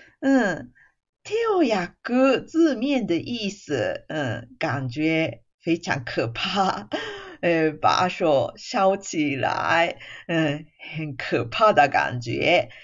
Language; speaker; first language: Chinese; non-native, fluent; Japanese